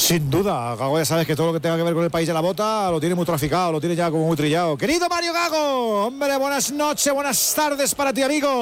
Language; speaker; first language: Spanish; native; Spanish